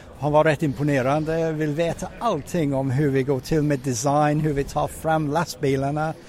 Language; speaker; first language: Swedish; non-native, fluent; English